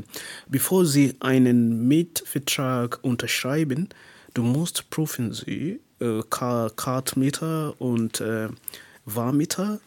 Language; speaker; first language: German; non-native, learner; English